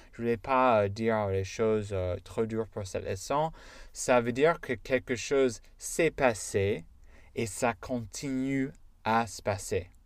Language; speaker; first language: French; non-native, fluent; English